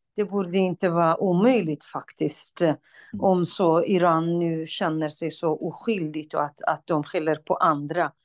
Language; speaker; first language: Swedish; non-native, fluent; Central Kurdish